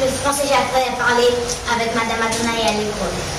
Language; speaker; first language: French; early bilingual, other home language; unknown